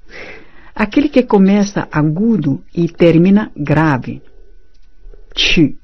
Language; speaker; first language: Portuguese; non-native, fluent; Chinese